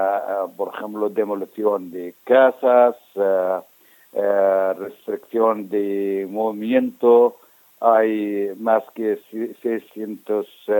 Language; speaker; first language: Spanish; non-native, fluent; Arabic